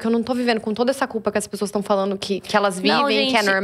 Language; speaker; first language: Portuguese; native; Portuguese